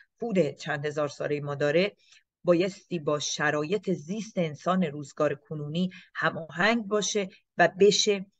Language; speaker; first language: Persian; native; Persian